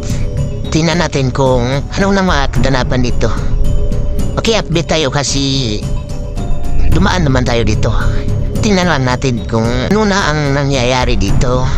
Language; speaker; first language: Filipino; non-native, local second language; Cebuano